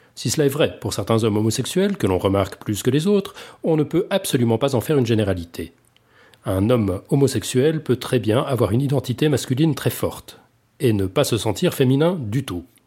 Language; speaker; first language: French; native; French